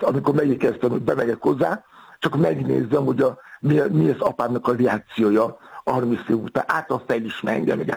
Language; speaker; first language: Hungarian; non-native, fluent; Yoruba